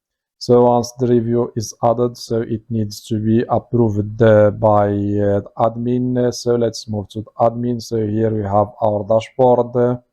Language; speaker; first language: English; non-native, fluent; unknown